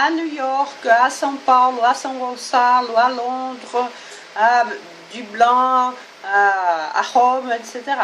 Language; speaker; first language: French; non-native, fluent; Portuguese